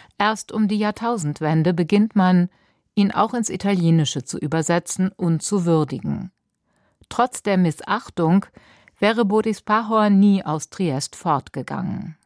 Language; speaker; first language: German; native; German